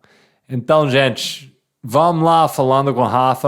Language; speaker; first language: Portuguese; non-native, fluent; English